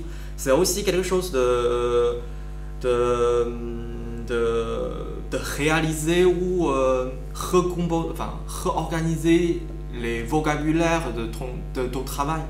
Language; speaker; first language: French; non-native, fluent; Chinese